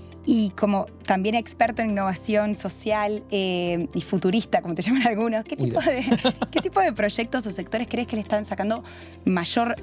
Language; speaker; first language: Spanish; native; Spanish